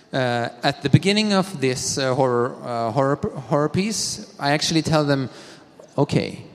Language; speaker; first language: English; non-native, fluent; Swedish